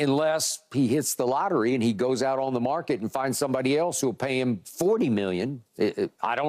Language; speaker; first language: English; native; English